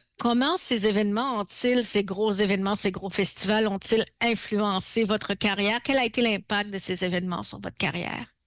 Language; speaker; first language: French; native; French